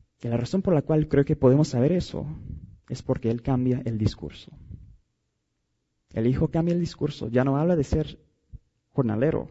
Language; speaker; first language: Spanish; non-native, fluent; English